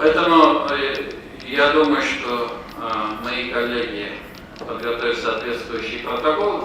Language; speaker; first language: Russian; non-native, local second language; Tatar